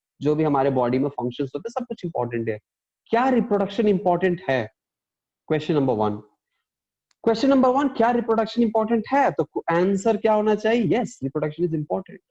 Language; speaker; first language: Hindi; non-native, local second language; Punjabi